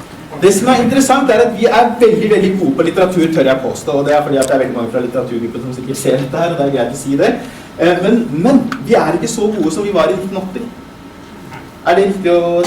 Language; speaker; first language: Norwegian; early bilingual, other home language; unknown